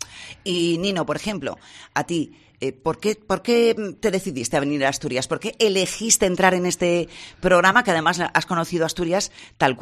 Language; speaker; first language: Spanish; native; Spanish